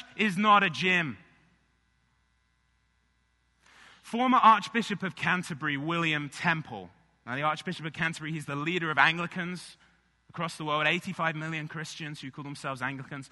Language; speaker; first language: English; native; English